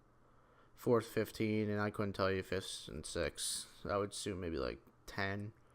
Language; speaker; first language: English; native; English